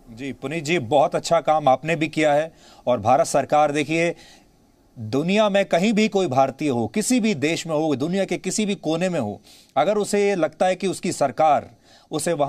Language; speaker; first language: Hindi; native; Hindi